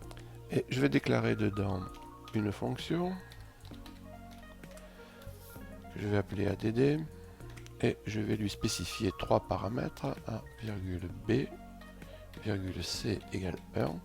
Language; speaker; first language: French; native; French